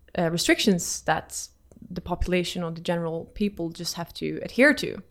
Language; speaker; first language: English; non-native, fluent; Dutch